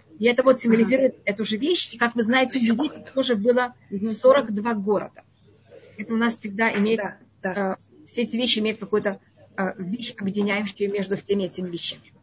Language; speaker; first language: Russian; early bilingual, heritage; Russian